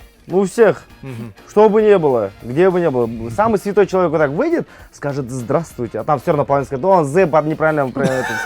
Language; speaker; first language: Russian; native; Russian